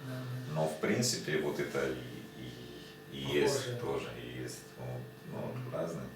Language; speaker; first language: Russian; non-native, learner; Spanish